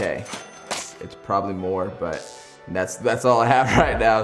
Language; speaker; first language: English; native; English